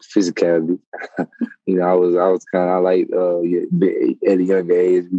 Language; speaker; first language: English; native; English